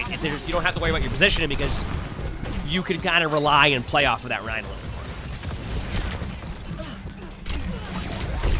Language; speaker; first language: English; native; English